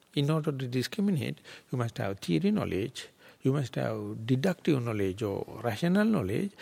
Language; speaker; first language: English; non-native, local second language; Sinhala